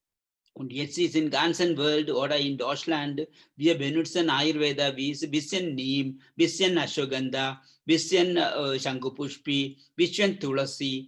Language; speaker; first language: German; non-native, learner; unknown